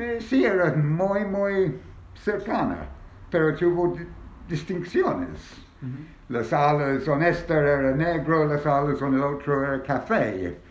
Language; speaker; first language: Spanish; non-native, learner; English